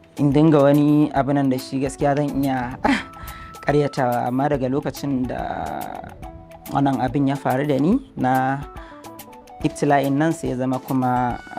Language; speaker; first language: Hausa; native; Hausa